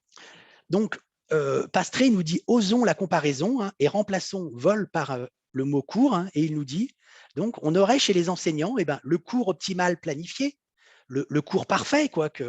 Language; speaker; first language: French; native; French